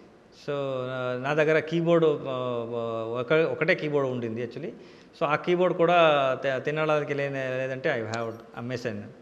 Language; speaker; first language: Telugu; non-native, local second language; Kannada